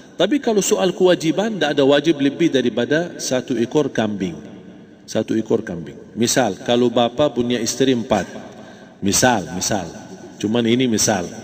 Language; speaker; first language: Malay; non-native, fluent; Arabic